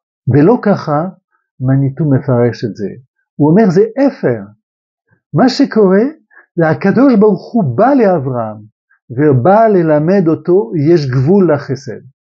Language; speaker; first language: Hebrew; non-native, fluent; French